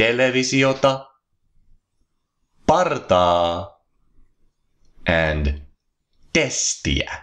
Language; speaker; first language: Finnish; non-native, fluent; English